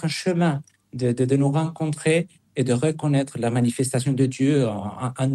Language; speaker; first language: French; non-native, fluent; Spanish